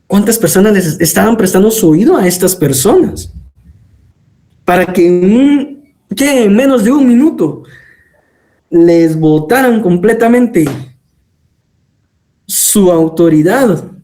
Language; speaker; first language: Spanish; native; Spanish